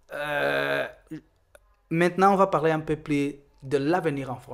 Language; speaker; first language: French; non-native, fluent; Portuguese